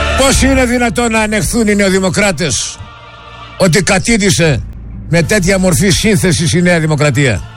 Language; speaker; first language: Greek; native; Greek